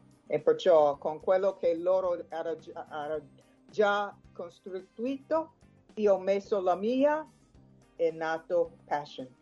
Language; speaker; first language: Italian; non-native, fluent; English